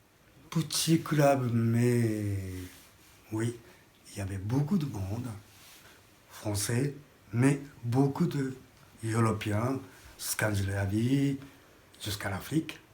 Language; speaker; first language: French; non-native, learner; Japanese